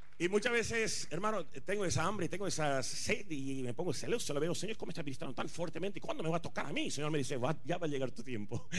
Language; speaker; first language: Spanish; non-native, fluent; Punjabi